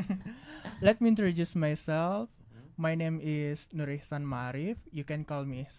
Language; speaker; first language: English; non-native, learner; Indonesian